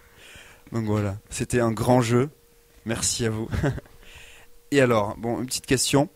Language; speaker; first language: French; native; French